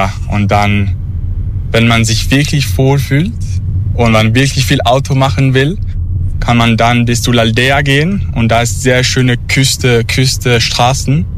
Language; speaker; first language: German; non-native, learner; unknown